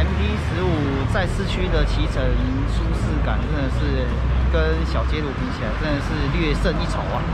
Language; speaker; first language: Chinese; native; Chinese